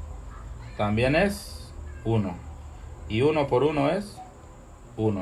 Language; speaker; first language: Spanish; native; Spanish